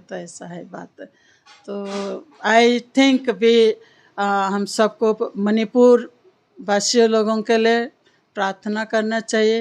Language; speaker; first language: Hindi; non-native, local second language; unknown